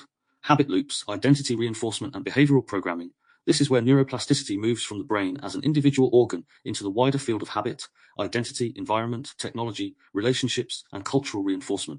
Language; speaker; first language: English; native; English